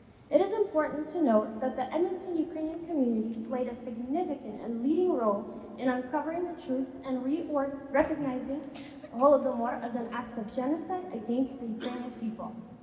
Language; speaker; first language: English; native; English